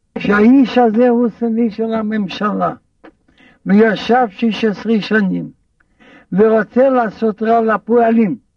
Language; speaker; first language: Hebrew; non-native, fluent; Russian